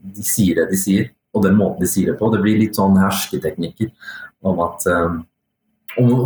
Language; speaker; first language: Norwegian; early bilingual, other home language; Urdu